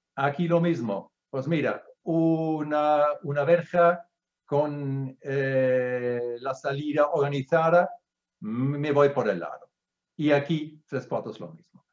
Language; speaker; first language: Spanish; non-native, fluent; German